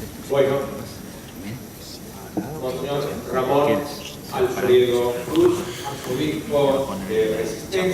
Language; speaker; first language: Spanish; native; Spanish